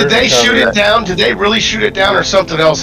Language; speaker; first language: English; native; English